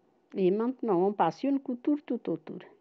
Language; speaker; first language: French; non-native, fluent; Portuguese